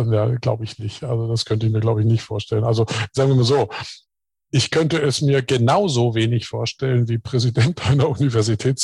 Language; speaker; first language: German; native; German